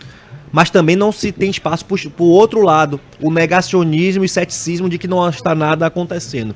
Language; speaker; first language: Portuguese; native; Portuguese